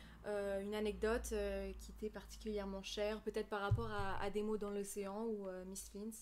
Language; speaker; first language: French; native; French